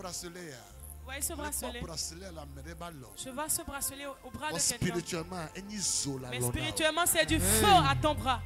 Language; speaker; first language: French; non-native, local second language; Ewe